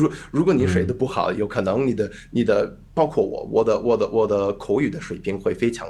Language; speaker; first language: Chinese; non-native, fluent; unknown